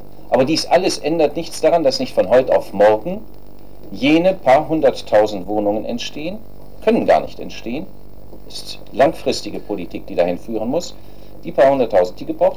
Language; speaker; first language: German; native; German